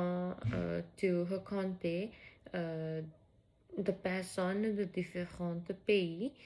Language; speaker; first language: French; non-native, learner; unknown